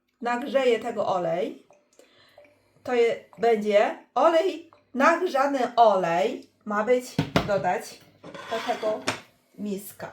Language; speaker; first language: Polish; non-native, learner; Chinese